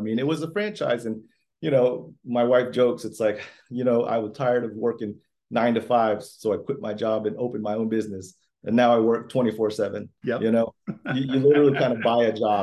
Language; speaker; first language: English; early bilingual, other home language; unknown